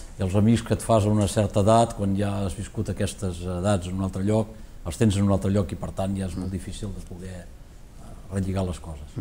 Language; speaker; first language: Catalan; native; Catalan